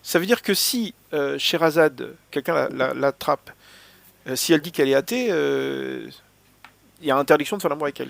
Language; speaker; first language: French; native; French